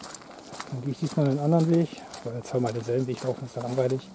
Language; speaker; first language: German; native; German